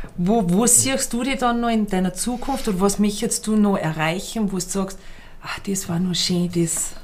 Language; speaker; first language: German; native; German